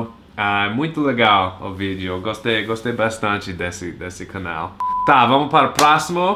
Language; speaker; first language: Portuguese; non-native, learner; English